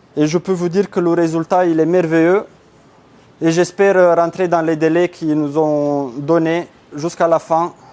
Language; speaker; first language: French; non-native, fluent; Romanian